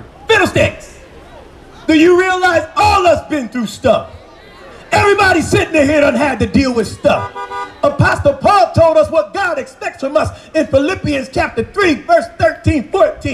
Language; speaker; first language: English; native; English